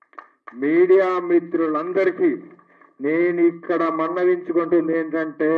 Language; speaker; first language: Telugu; native; Telugu